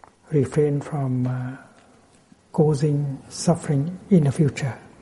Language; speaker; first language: English; non-native, fluent; Vietnamese